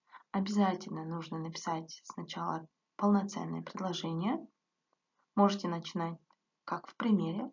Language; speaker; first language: Russian; non-native, local second language; Kazakh